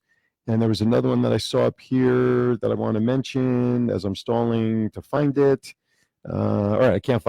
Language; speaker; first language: English; native; English